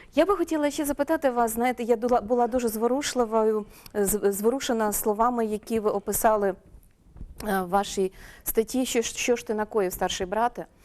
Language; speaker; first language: Ukrainian; native; Ukrainian